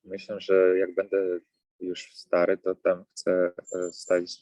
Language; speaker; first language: Polish; native; Polish